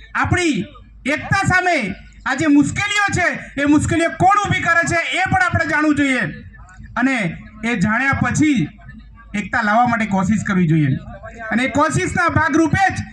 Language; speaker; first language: Gujarati; native; Gujarati